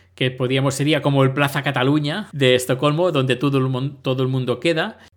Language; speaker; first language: Spanish; native; Spanish